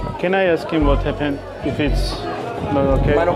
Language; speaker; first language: English; non-native, learner; Georgian